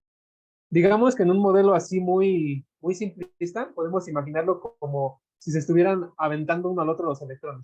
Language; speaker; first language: Spanish; native; Spanish